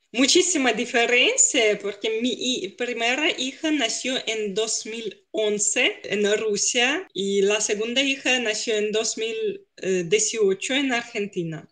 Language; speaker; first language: Spanish; non-native, fluent; Russian